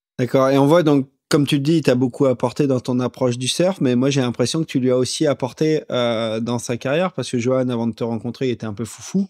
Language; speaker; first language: French; native; French